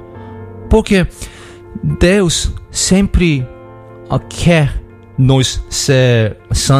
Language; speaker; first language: Portuguese; non-native, learner; Korean